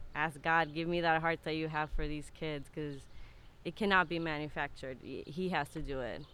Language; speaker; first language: English; non-native, fluent; Spanish